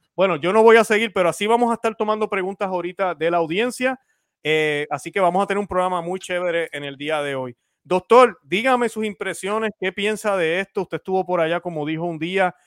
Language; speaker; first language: Spanish; native; Spanish